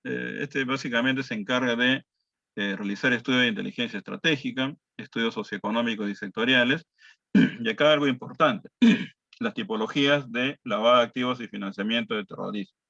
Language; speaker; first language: Spanish; native; Spanish